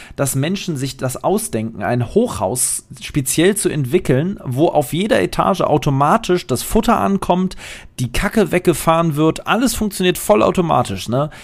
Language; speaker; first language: German; non-native, fluent; Polish